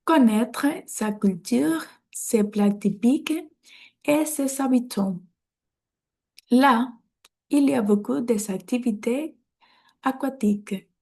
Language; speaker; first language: French; non-native, learner; Spanish